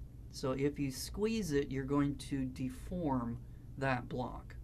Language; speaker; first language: English; native; English